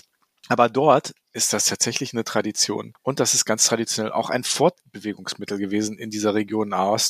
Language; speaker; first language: German; native; German